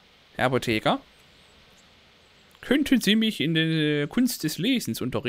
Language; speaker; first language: German; native; German